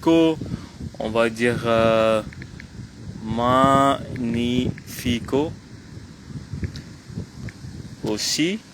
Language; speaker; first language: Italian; non-native, fluent; French